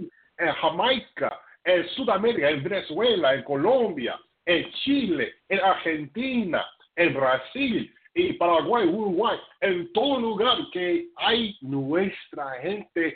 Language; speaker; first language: Spanish; non-native, fluent; English